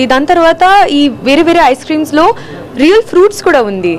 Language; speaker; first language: Telugu; non-native, learner; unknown